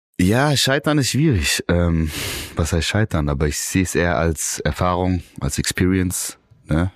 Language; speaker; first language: German; early bilingual, other home language; Tigrinya